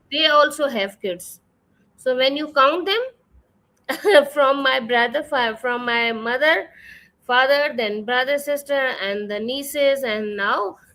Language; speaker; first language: English; non-native, fluent; Urdu